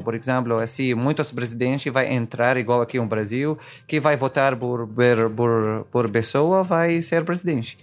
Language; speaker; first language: Portuguese; non-native, fluent; Arabic